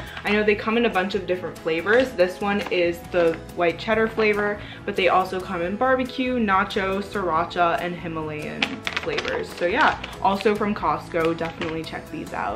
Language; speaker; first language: English; native; English